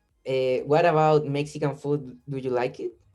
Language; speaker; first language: English; non-native, learner; Spanish